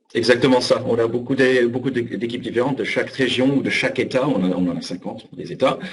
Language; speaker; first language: French; non-native, fluent; English